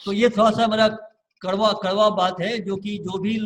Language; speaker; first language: Hindi; native; Hindi